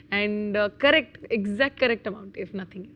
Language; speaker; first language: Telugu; non-native, local second language; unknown